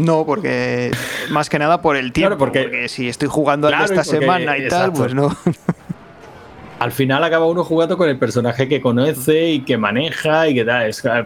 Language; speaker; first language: Spanish; native; Spanish